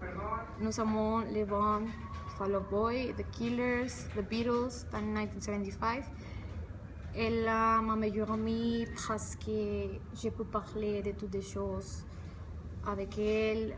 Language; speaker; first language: French; non-native, learner; Spanish